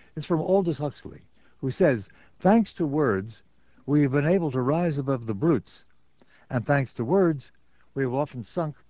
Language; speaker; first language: English; native; English